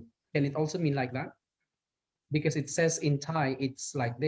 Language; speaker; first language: English; non-native, fluent; Thai